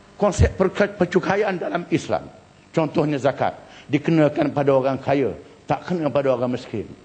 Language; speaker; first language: Malay; native; Malay